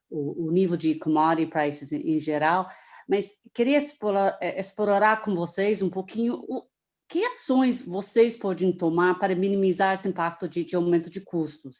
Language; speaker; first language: Portuguese; non-native, fluent; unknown